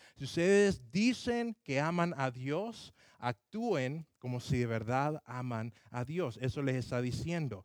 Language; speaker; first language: Spanish; early bilingual, other home language; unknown